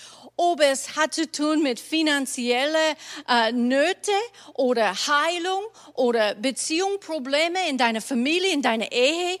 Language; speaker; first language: German; non-native, fluent; English